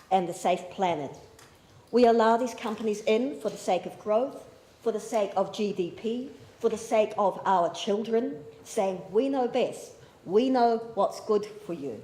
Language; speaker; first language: English; native; English